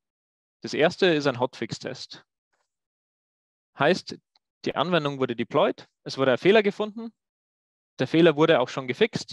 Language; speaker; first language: German; native; German